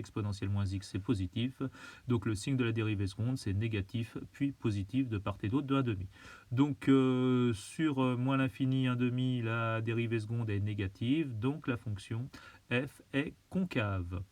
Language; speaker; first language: French; native; French